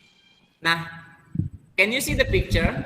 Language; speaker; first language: English; non-native, learner; Indonesian